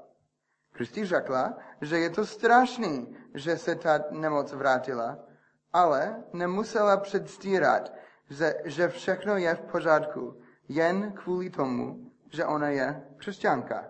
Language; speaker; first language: Czech; non-native, fluent; English